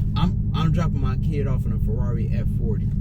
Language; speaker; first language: English; native; English